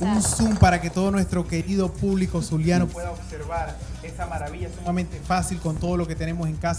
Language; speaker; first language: Spanish; native; Spanish